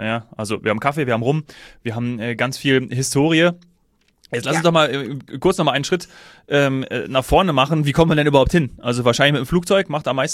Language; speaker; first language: German; native; German